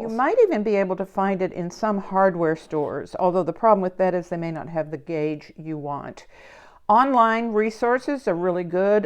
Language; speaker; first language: English; native; English